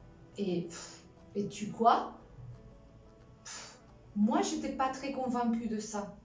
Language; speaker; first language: French; non-native, fluent; Spanish